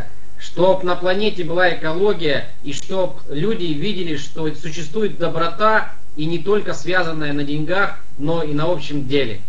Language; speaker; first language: Russian; native; Russian